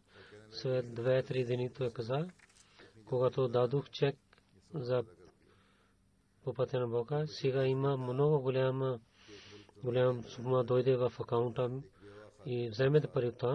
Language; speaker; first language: Bulgarian; non-native, fluent; Urdu